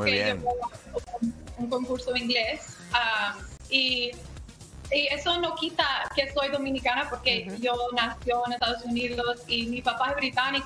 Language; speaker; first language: Spanish; early bilingual, heritage; English